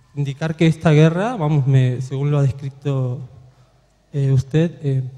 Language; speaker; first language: Spanish; native; Spanish